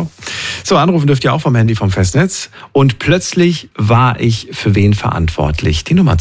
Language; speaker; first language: German; native; German